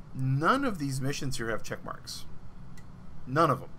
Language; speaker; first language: English; native; English